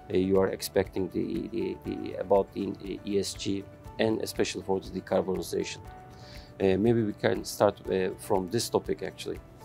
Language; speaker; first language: English; non-native, fluent; Turkish